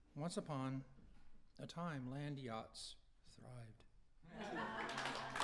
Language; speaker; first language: English; native; English